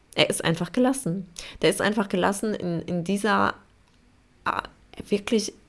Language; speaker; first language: German; non-native, fluent; Polish